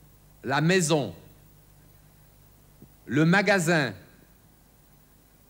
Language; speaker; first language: French; non-native, fluent; German